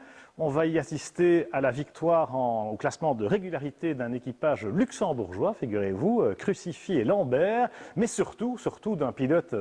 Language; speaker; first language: French; native; French